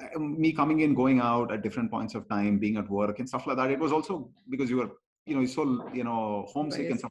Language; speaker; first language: English; non-native, local second language; Kannada